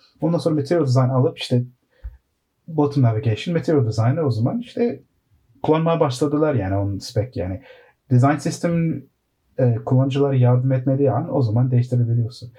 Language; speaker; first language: Turkish; early bilingual, heritage; Turkish